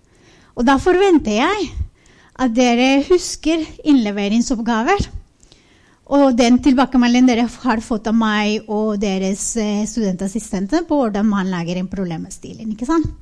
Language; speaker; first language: Norwegian; non-native, fluent; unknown